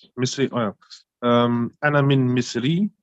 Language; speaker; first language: Arabic; non-native, learner; Dutch